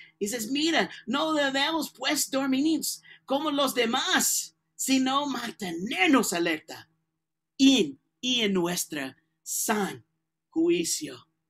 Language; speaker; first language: Spanish; non-native, learner; English